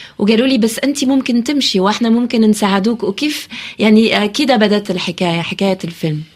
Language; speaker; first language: Arabic; early bilingual, heritage; French